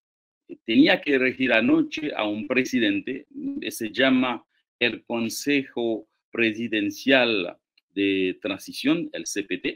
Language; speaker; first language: Spanish; non-native, fluent; Haitian Creole